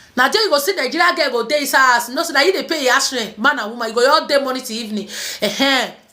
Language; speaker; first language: Nigerian Pidgin; native; Nigerian Pidgin